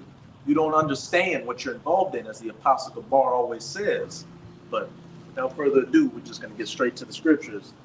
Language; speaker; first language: English; native; English